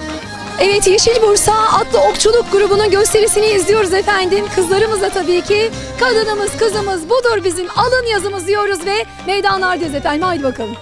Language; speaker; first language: Turkish; native; Turkish